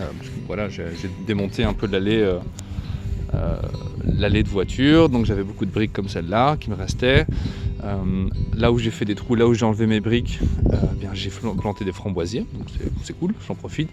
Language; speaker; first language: French; native; French